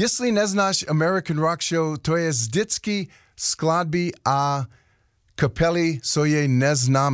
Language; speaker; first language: Czech; non-native, learner; English